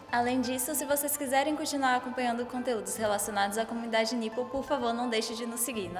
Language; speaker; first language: Portuguese; native; Portuguese